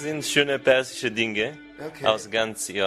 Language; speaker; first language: German; non-native, learner; Bulgarian